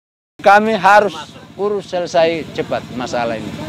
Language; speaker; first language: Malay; non-native, local second language; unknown